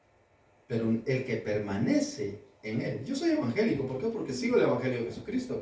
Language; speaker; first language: Spanish; native; Spanish